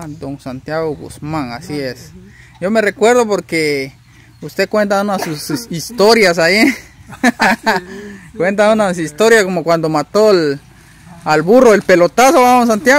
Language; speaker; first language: Spanish; native; Spanish